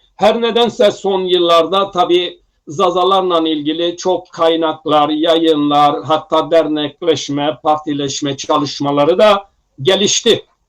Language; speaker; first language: Turkish; non-native, local second language; Zaza